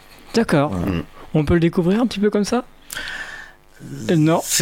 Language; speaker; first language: French; native; French